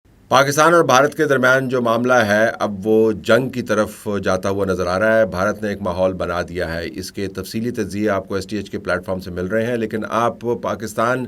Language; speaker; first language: Urdu; native; Urdu